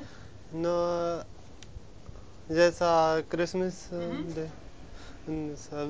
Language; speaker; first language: English; non-native, learner; Punjabi